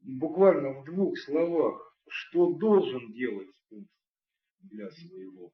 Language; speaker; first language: Russian; native; Russian